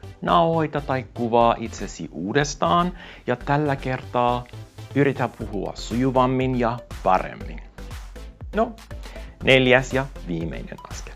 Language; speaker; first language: Finnish; non-native, fluent; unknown